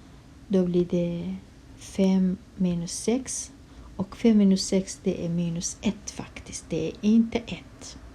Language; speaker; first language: Swedish; non-native, fluent; Kurdish